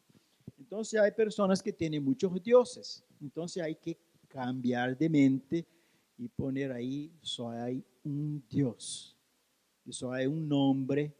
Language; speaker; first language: Spanish; non-native, learner; Portuguese